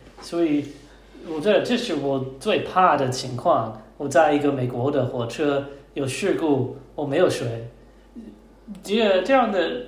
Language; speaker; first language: Chinese; non-native, learner; English